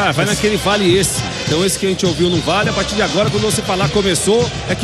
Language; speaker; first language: Portuguese; native; Portuguese